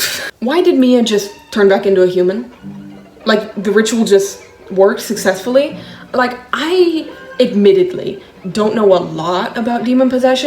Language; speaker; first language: English; native; English